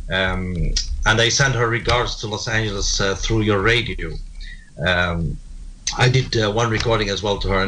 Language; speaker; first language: English; non-native, fluent; Arabic